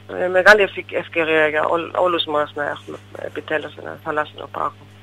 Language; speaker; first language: Greek; non-native, fluent; German